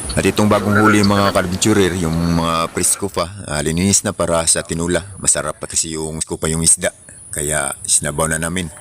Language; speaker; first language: Filipino; non-native, local second language; Cebuano